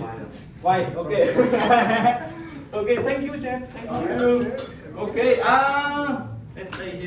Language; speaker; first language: English; non-native, learner; Vietnamese